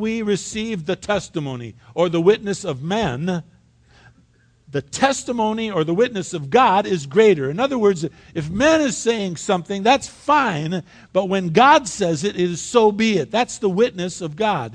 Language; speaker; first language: English; native; English